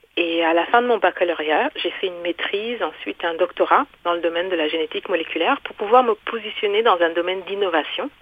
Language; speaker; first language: French; non-native, local second language; Kinyarwanda